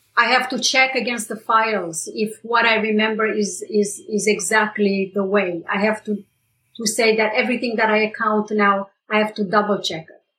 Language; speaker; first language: English; non-native, fluent; Romanian